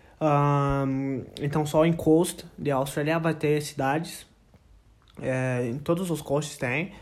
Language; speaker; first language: Portuguese; non-native, learner; English